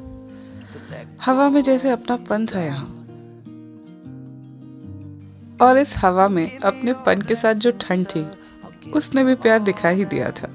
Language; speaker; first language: Hindi; native; Hindi